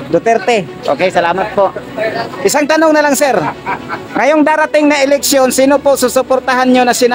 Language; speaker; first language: Filipino; non-native, local second language; Cebuano